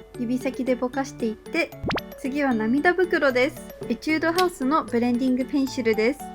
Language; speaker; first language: Japanese; native; Japanese